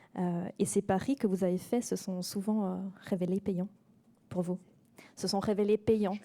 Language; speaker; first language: French; native; French